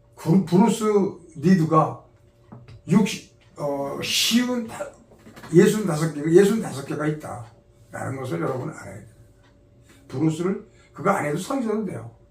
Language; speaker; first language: Korean; native; Korean